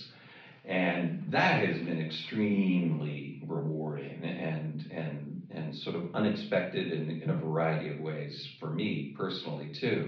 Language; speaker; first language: English; native; English